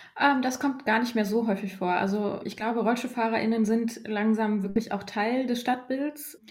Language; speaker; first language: German; early bilingual, other home language; Polish